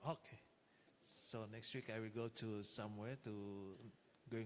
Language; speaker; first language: English; non-native, learner; Indonesian